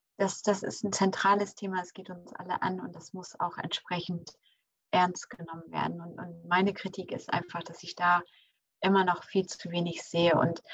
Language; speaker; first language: German; early bilingual, other home language; English